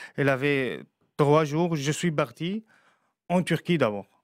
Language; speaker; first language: French; non-native, fluent; Arabic